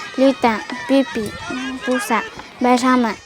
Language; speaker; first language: French; native; French